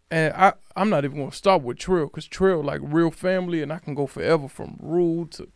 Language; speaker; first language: English; native; English